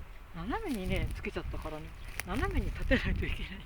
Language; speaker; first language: Japanese; native; Japanese